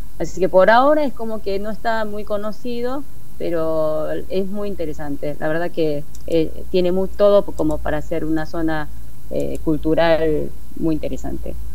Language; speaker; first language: Spanish; early bilingual, other home language; Korean